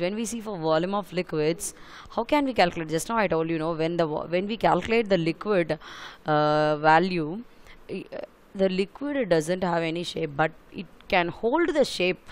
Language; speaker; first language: English; non-native, local second language; Tamil